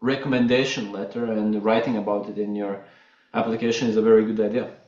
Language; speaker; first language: English; non-native, fluent; Latvian